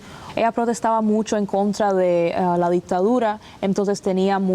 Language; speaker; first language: Spanish; early bilingual, other home language; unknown